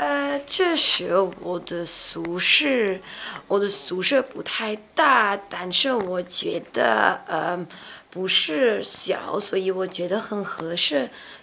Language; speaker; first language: Chinese; non-native, learner; Dutch